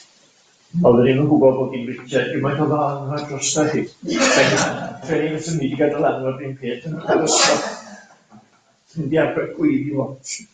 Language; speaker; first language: Welsh; native; Welsh